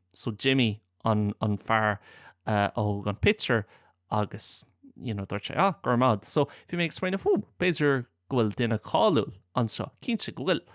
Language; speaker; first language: Irish; non-native, local second language; English